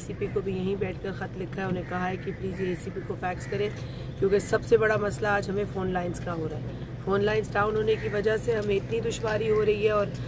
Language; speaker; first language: Urdu; non-native, local second language; Sindhi